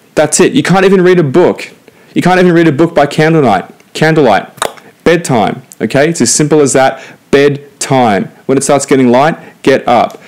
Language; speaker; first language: English; native; English